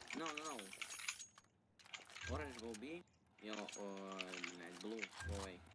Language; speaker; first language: English; non-native, learner; Turkish